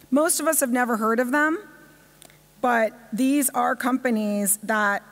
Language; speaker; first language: English; native; English